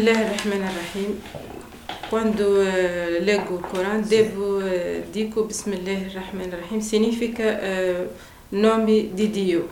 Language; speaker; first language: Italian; non-native, learner; Arabic